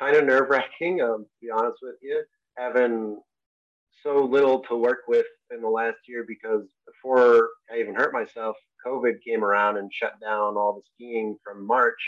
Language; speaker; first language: English; native; English